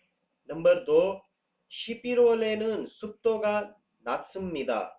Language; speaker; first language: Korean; non-native, learner; Urdu